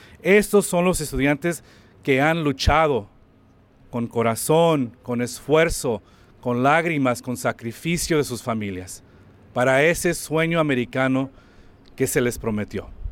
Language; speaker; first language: Spanish; early bilingual, heritage; Spanish